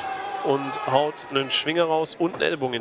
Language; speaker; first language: German; native; German